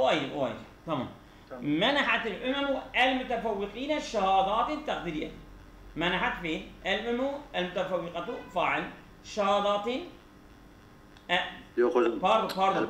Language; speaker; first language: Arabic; non-native, fluent; Turkish